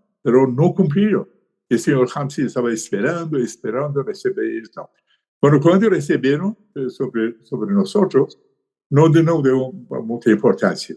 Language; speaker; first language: Portuguese; non-native, learner; Persian